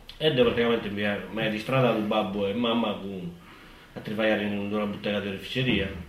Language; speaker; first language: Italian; native; Italian